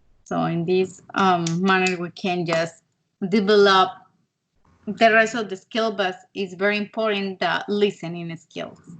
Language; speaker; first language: English; non-native, learner; Spanish